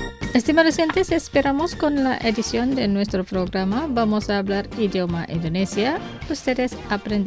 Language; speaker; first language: Spanish; non-native, fluent; Indonesian